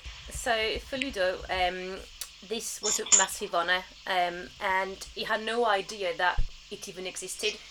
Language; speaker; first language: English; early bilingual, other home language; French